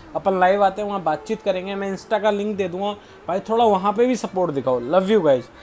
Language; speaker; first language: Hindi; native; Hindi